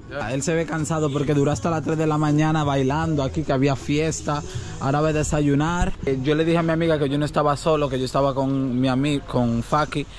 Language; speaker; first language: Spanish; native; Spanish